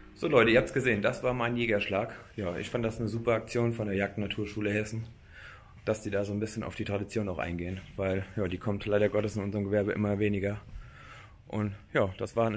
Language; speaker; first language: German; native; German